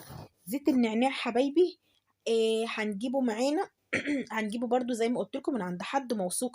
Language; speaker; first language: Arabic; native; Arabic